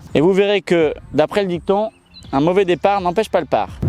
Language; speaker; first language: French; native; French